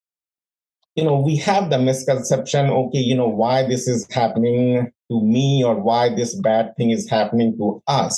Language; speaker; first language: English; non-native, local second language; Hindi